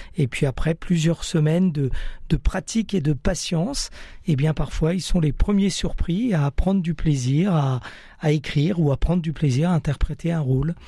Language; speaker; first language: French; early bilingual, other home language; Italian